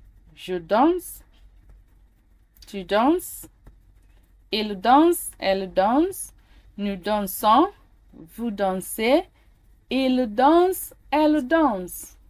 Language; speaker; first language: French; non-native, fluent; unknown